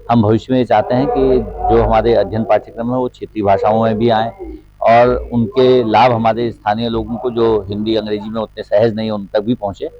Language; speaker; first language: Hindi; native; Hindi